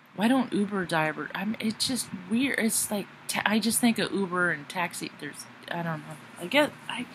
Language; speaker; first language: English; native; English